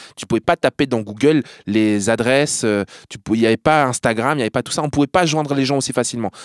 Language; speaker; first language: French; native; French